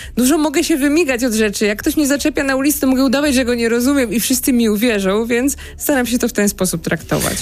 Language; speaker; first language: Polish; native; Polish